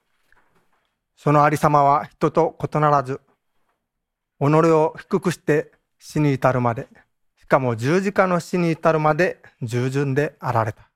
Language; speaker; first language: Japanese; native; Japanese